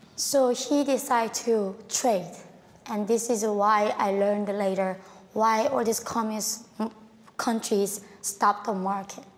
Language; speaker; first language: English; non-native, fluent; Korean